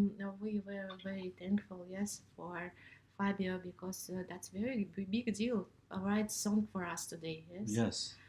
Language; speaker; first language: English; non-native, learner; Russian